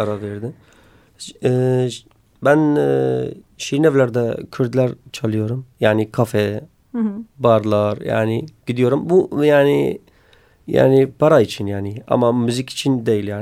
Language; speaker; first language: Turkish; non-native, learner; Kurdish